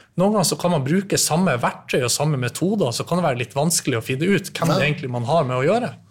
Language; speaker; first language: Norwegian; native; Norwegian